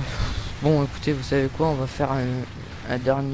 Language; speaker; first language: French; native; French